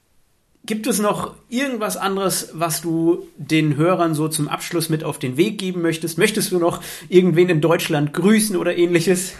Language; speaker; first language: German; native; German